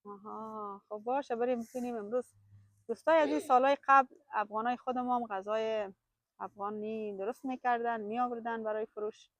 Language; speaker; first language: Persian; native; Persian